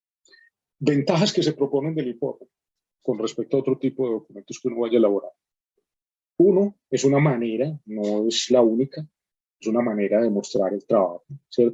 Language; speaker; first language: Spanish; native; Spanish